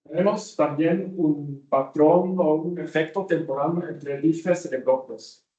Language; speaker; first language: Spanish; non-native, fluent; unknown